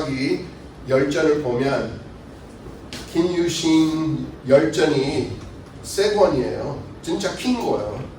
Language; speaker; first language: Korean; non-native, fluent; English